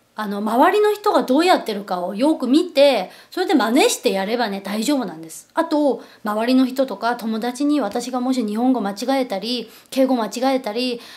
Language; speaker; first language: Japanese; non-native, fluent; Korean